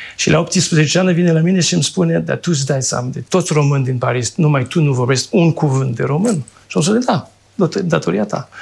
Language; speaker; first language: Romanian; non-native, fluent; French